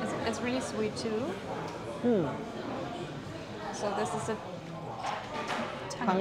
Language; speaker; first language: English; non-native, fluent; German